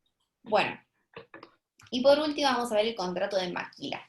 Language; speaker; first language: Spanish; native; Spanish